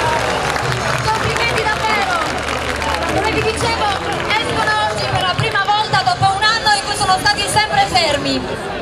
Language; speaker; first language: Italian; native; Italian